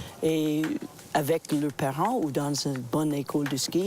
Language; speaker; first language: French; non-native, local second language; English